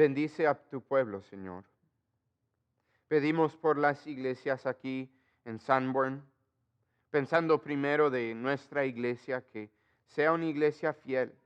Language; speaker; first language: Spanish; non-native, fluent; English